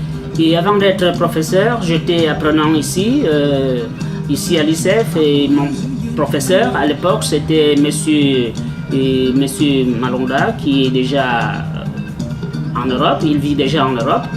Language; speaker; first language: French; non-native, fluent; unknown